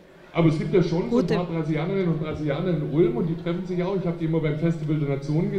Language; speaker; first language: German; native; German